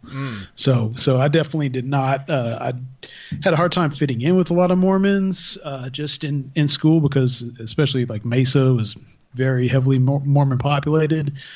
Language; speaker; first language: English; native; English